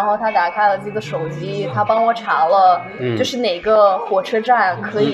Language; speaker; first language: Chinese; non-native, fluent; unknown